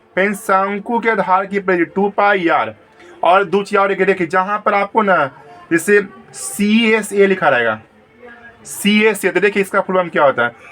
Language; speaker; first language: Hindi; native; Hindi